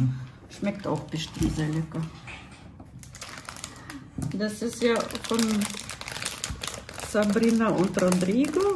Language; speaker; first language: German; non-native, fluent; Russian